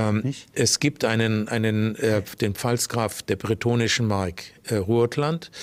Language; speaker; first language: German; native; German